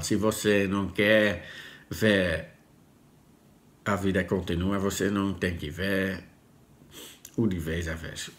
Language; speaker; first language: Portuguese; non-native, learner; Dutch